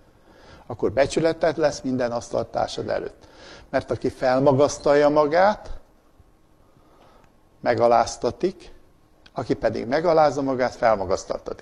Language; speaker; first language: Hungarian; native; Hungarian